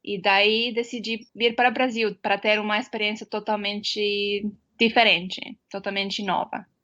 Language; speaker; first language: Portuguese; non-native, fluent; Estonian